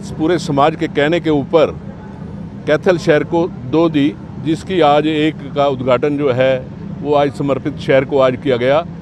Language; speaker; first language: Hindi; native; Hindi